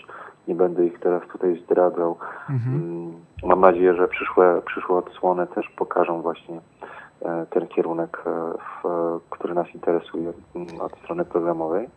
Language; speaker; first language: Polish; native; Polish